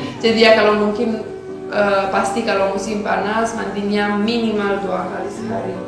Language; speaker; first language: Indonesian; non-native, fluent; Romanian